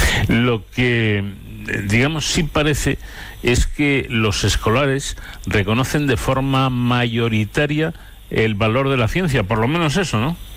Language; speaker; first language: Spanish; native; Spanish